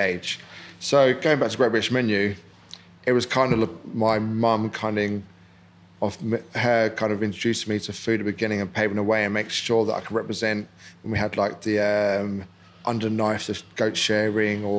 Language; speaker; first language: English; native; English